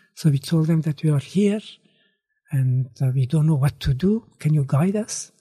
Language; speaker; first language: English; non-native, fluent; Persian